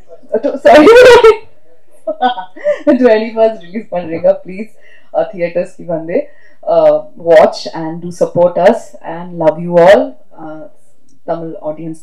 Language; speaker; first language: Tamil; non-native, learner; Bangla